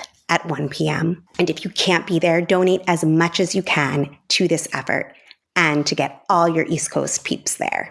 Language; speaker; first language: English; native; English